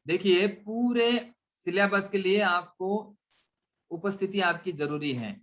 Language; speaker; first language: Hindi; non-native, local second language; Marathi